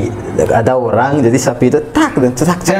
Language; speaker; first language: Indonesian; non-native, learner; Malagasy